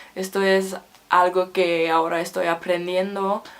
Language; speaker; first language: Spanish; non-native, learner; Finnish